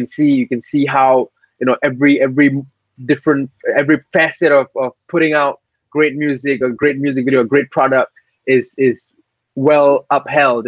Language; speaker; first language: English; non-native, local second language; Tamil